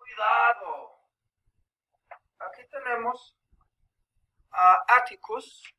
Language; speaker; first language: Spanish; early bilingual, heritage; English